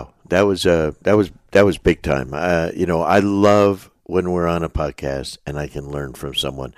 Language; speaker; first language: English; native; English